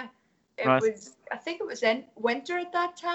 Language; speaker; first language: English; native; English